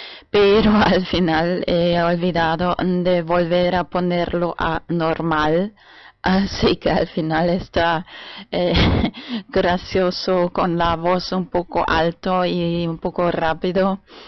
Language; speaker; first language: Spanish; non-native, fluent; German